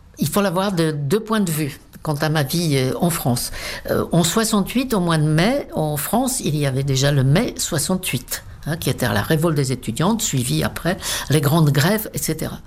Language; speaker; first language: French; non-native, fluent; Czech